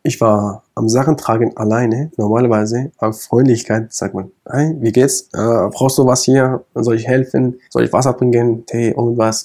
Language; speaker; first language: German; non-native, fluent; Kurdish